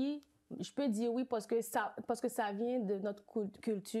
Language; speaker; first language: French; non-native, local second language; Haitian Creole